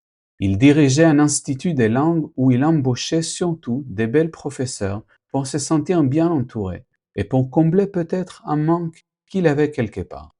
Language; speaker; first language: French; non-native, fluent; Spanish